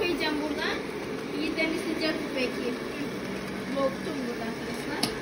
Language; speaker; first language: Turkish; non-native, learner; Indonesian